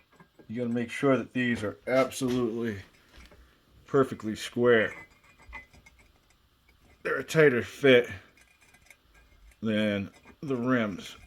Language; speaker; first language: English; native; English